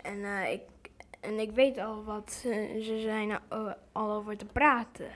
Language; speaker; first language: Dutch; early bilingual, other home language; English